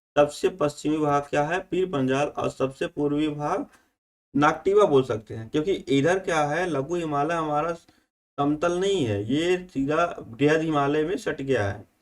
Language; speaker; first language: Hindi; native; Hindi